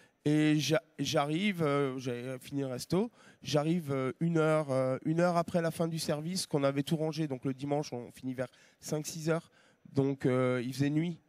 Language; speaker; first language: French; native; French